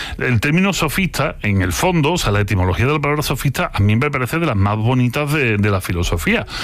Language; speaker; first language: Spanish; native; Spanish